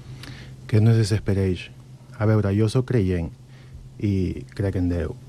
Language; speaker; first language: Catalan; non-native, fluent; Spanish